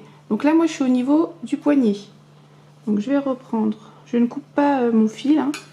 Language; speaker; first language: French; native; French